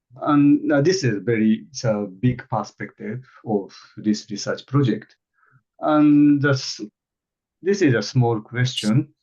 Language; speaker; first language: English; non-native, fluent; Japanese